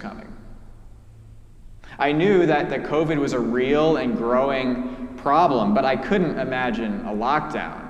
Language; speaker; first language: English; native; English